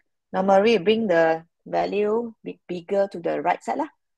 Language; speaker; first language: English; non-native, local second language; Malay